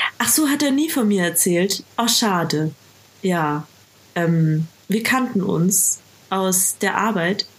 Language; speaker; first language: German; native; German